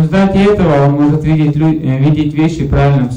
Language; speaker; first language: Russian; native; Russian